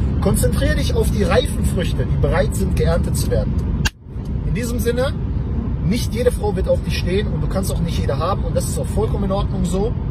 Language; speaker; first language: German; native; German